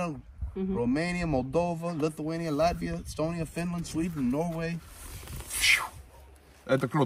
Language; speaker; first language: Ukrainian; non-native, learner; English